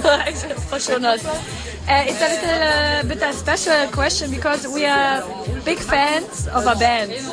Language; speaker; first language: English; non-native, learner; German